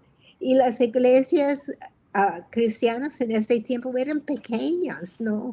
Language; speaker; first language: Spanish; non-native, fluent; English